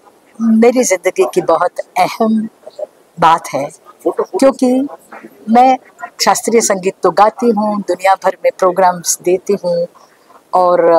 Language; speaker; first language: Hindi; non-native, local second language; Tamil